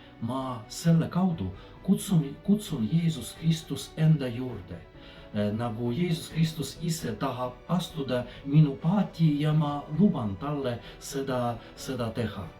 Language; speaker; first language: Estonian; non-native, fluent; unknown